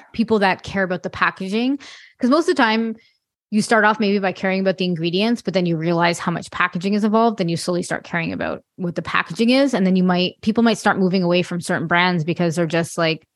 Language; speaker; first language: English; non-native, fluent; French